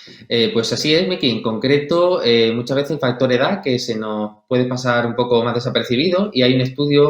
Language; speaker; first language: Spanish; native; Spanish